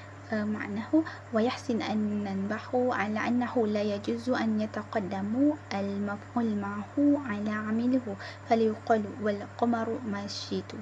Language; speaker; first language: Arabic; non-native, learner; Malay